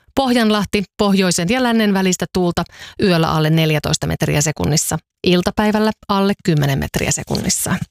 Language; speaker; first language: Finnish; native; Finnish